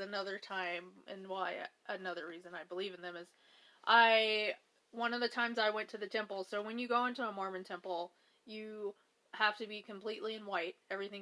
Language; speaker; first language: English; native; English